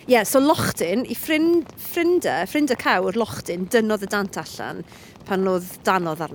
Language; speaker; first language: Welsh; native; Welsh